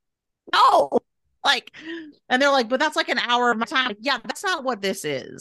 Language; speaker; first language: English; native; English